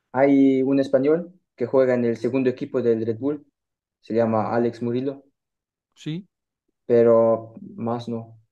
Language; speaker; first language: Spanish; early bilingual, heritage; German